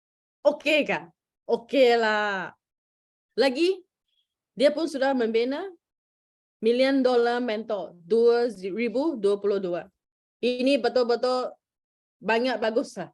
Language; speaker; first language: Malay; non-native, local second language; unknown